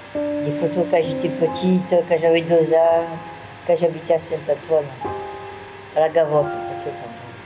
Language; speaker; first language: French; native; French